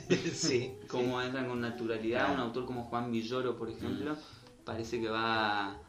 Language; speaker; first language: Spanish; native; Spanish